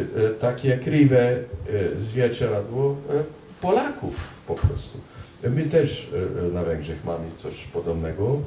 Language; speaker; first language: Polish; non-native, fluent; Hungarian